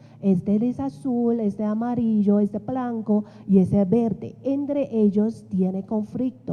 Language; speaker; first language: Spanish; non-native, fluent; Chinese